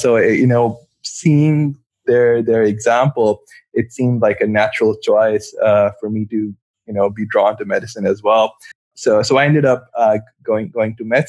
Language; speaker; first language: English; non-native, local second language; Urdu